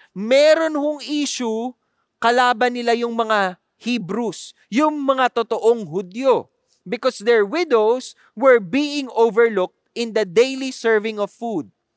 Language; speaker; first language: English; non-native, local second language; Filipino